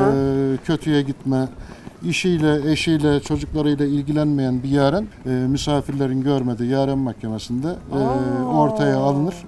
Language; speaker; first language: Turkish; native; Turkish